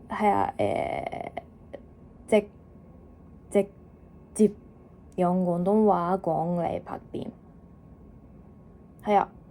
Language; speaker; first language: Cantonese; non-native, learner; Japanese